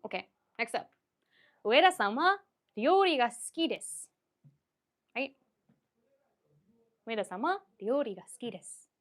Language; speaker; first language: Japanese; non-native, fluent; English